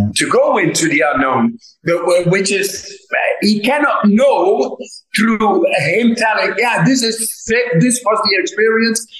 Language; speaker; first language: English; non-native, fluent; Dutch